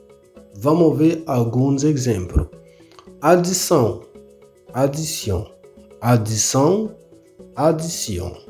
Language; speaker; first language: Portuguese; non-native, learner; Haitian Creole